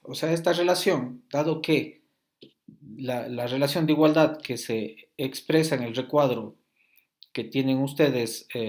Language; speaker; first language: Spanish; native; Spanish